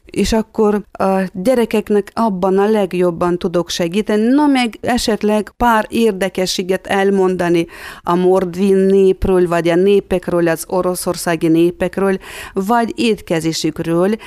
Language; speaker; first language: Hungarian; non-native, fluent; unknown